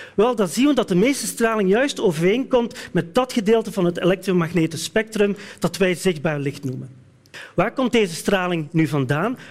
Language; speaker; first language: Dutch; native; Dutch